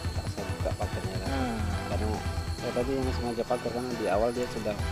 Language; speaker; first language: Indonesian; native; Indonesian